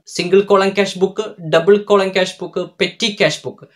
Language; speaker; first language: English; non-native, local second language; Malayalam